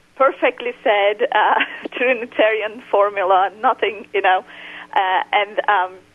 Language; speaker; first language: English; non-native, fluent; Turkish